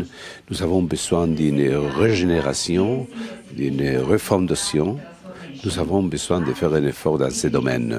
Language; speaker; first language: French; non-native, fluent; Spanish